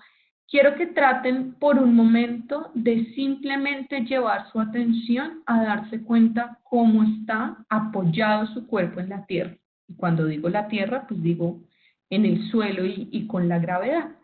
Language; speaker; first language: Spanish; native; Spanish